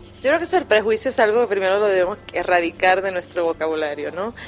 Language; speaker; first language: Spanish; native; Spanish